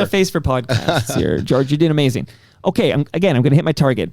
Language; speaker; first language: English; native; English